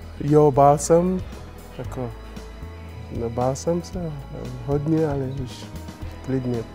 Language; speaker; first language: Czech; non-native, learner; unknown